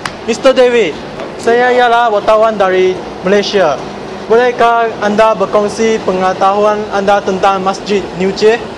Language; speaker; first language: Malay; non-native, local second language; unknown